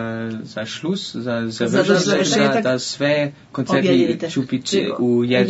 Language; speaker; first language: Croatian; non-native, learner; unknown